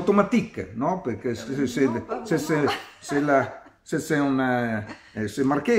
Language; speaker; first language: French; non-native, learner; Italian